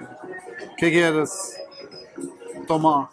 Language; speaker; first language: Spanish; non-native, learner; German